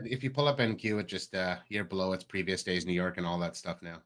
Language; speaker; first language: English; native; English